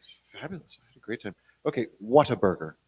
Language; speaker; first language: English; native; English